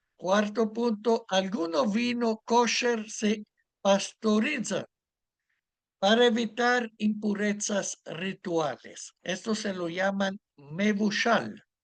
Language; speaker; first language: Spanish; non-native, fluent; Italian